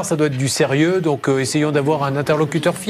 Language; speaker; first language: French; native; French